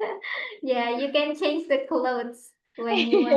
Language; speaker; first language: English; non-native, fluent; Indonesian